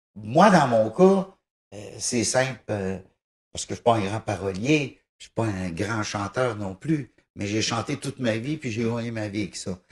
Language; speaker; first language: French; native; French